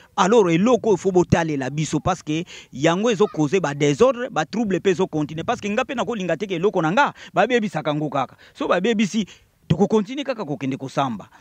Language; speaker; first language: Lingala; non-native, local second language; Kongo